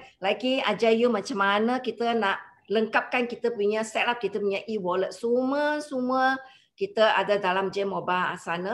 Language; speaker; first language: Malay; non-native, local second language; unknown